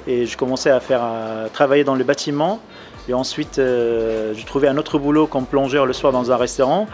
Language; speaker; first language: French; non-native, fluent; Arabic